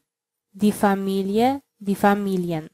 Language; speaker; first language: German; non-native, fluent; Polish